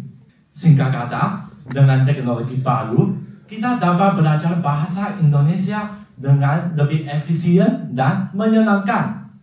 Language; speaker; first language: Indonesian; non-native, fluent; Chinese